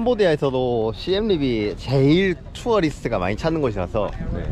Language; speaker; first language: Korean; native; Korean